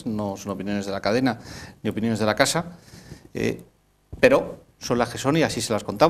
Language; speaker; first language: Spanish; native; Spanish